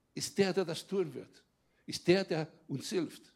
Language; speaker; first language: German; non-native, fluent; Greek